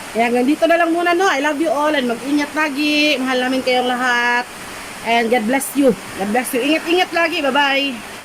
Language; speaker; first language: Filipino; native; Filipino